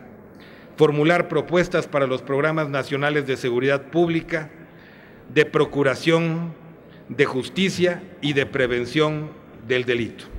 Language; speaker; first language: Spanish; native; Spanish